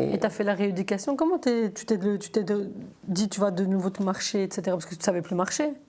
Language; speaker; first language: French; native; French